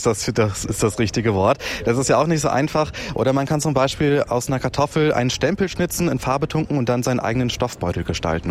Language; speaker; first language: German; native; German